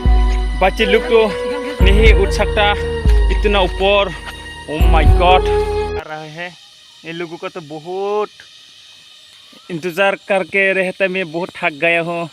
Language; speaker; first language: Hindi; non-native, local second language; Kok Borok